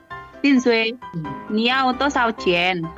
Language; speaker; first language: Chinese; non-native, learner; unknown